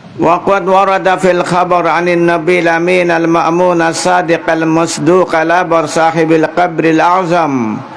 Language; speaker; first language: Arabic; non-native, fluent; Bangla